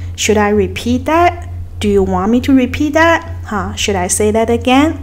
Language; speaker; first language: English; non-native, fluent; Chinese